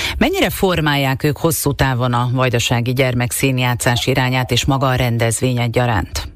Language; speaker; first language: Hungarian; native; Hungarian